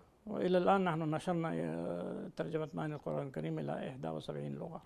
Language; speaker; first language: Arabic; non-native, fluent; Urdu